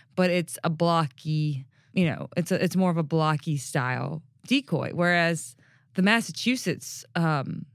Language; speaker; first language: English; native; English